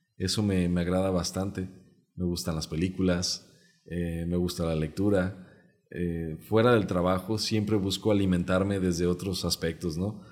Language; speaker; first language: Spanish; non-native, local second language; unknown